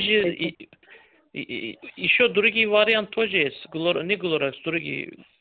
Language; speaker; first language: Russian; non-native, learner; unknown